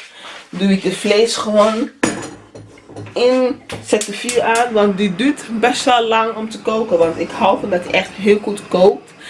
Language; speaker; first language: Dutch; non-native, fluent; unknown